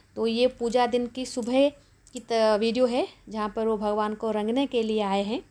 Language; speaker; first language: Hindi; non-native, local second language; Bangla